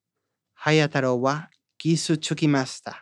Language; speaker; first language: Japanese; non-native, learner; Spanish